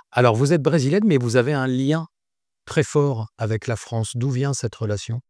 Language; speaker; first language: French; native; French